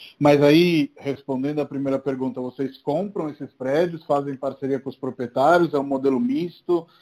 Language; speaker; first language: Portuguese; non-native, fluent; Italian